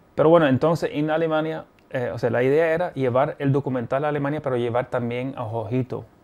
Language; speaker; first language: Spanish; non-native, fluent; German